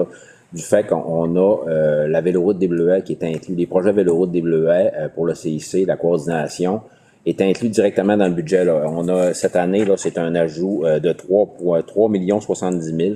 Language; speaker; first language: French; native; French